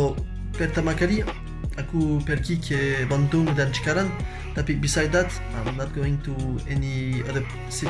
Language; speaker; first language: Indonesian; non-native, learner; French